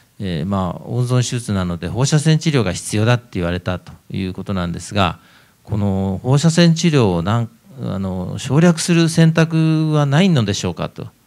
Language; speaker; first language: Japanese; native; Japanese